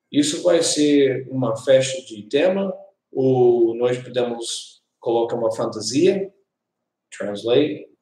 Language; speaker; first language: Portuguese; non-native, learner; English